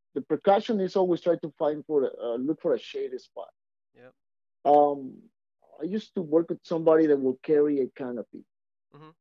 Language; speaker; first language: English; non-native, fluent; Spanish